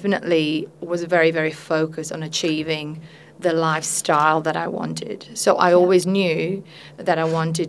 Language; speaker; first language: English; non-native, fluent; Spanish